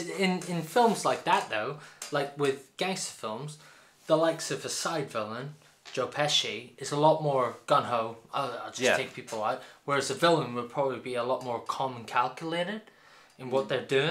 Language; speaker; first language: English; native; English